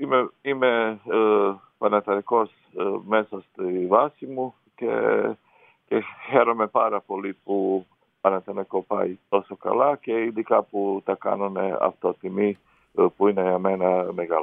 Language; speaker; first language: Greek; non-native, fluent; Croatian